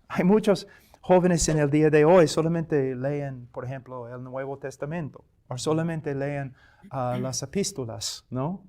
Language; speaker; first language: Spanish; non-native, fluent; English